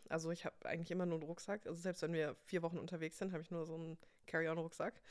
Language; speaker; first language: German; early bilingual, other home language; English